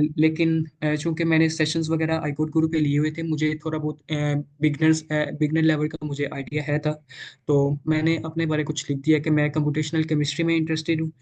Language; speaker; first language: Urdu; non-native, local second language; Punjabi